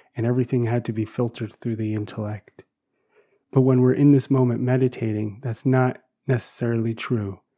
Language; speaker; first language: English; native; English